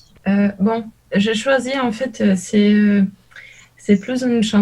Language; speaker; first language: French; non-native, learner; Portuguese